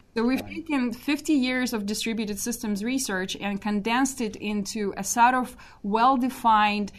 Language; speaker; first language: English; non-native, fluent; Russian